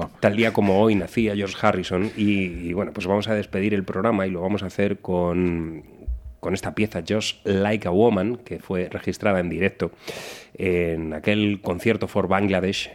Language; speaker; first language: Spanish; native; Spanish